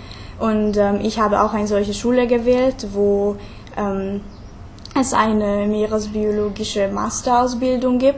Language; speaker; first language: German; non-native, fluent; Hungarian